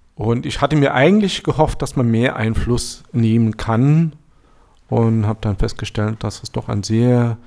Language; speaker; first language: German; native; German